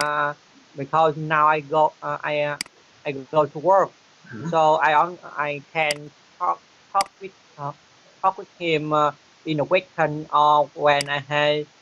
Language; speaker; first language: English; non-native, learner; Vietnamese